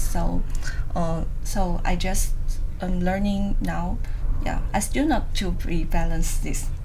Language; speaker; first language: English; non-native, learner; Chinese